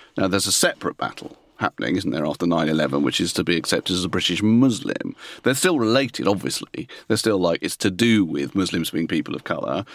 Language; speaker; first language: English; native; English